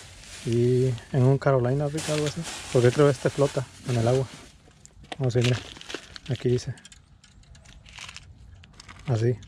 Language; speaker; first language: Spanish; native; Spanish